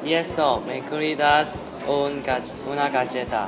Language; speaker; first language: Spanish; non-native, learner; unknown